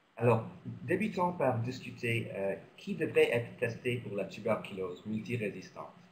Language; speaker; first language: French; non-native, local second language; English